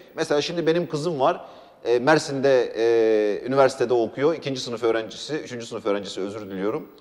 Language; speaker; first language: Turkish; non-native, local second language; Arabic